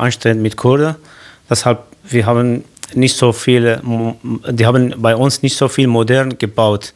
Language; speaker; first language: German; non-native, learner; Kurdish